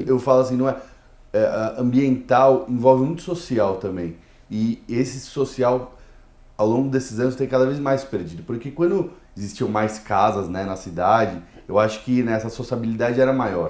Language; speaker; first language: Portuguese; native; Portuguese